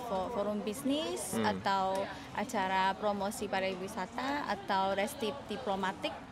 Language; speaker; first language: Indonesian; non-native, fluent; Chinese